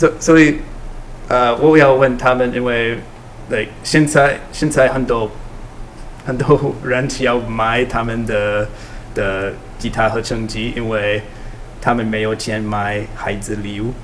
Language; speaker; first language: Chinese; non-native, learner; English